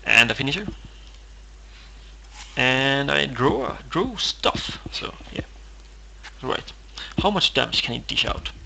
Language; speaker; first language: English; non-native, fluent; Swedish